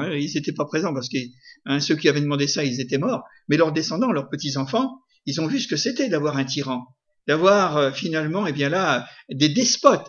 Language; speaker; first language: French; native; French